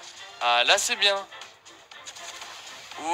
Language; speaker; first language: French; native; French